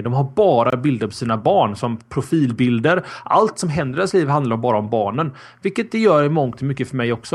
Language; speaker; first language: Swedish; native; Swedish